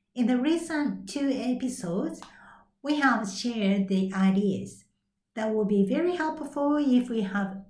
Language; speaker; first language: English; non-native, fluent; Japanese